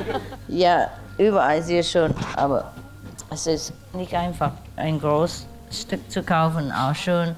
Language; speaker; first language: German; non-native, learner; Vietnamese